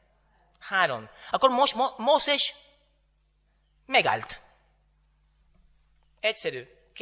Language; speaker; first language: Hungarian; non-native, learner; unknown